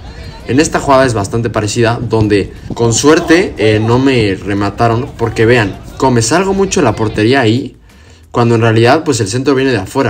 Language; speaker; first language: Spanish; native; Spanish